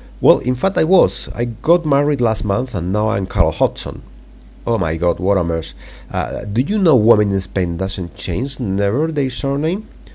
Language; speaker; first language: English; non-native, fluent; Spanish